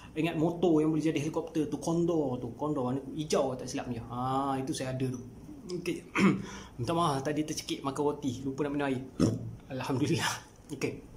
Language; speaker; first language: Malay; native; Malay